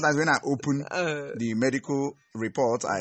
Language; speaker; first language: English; non-native, local second language; Igbo